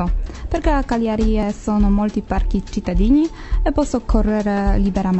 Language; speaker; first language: Italian; non-native, fluent; Polish